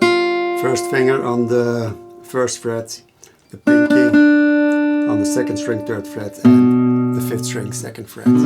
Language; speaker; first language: English; non-native, fluent; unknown